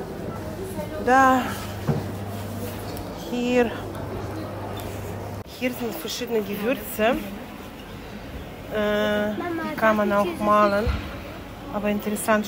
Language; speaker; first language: German; non-native, fluent; Latvian